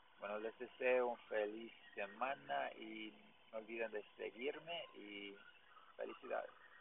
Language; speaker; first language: Spanish; non-native, learner; English